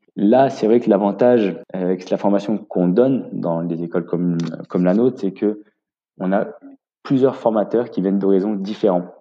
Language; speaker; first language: French; native; French